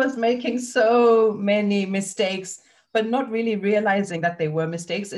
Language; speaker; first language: English; non-native, local second language; Shona